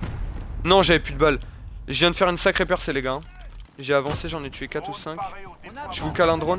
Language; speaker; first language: French; native; French